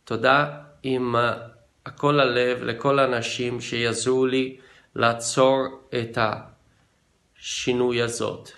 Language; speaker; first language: Hebrew; non-native, fluent; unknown